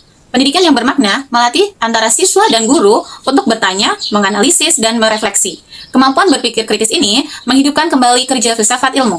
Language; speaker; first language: Indonesian; native; Indonesian